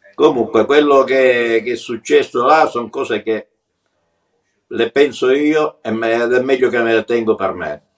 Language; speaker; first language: Italian; native; Italian